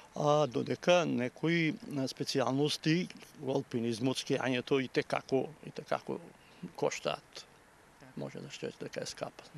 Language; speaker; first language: Macedonian; native; Macedonian